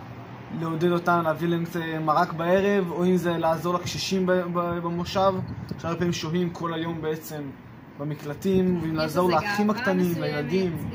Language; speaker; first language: Hebrew; native; Hebrew